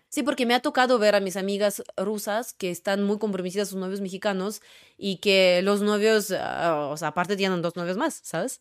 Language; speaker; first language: Spanish; non-native, fluent; Russian